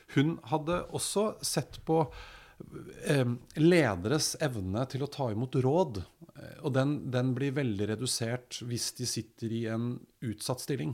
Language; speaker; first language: Norwegian; native; Norwegian